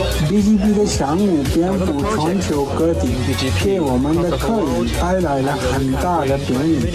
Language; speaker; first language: Chinese; non-native, fluent; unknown